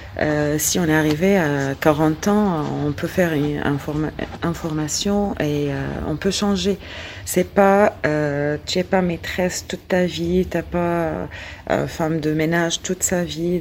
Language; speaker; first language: French; non-native, learner; Arabic